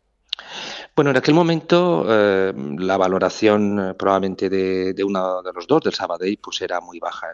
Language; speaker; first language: Spanish; native; Spanish